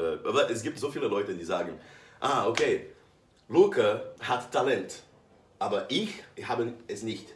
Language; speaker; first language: German; non-native, fluent; Portuguese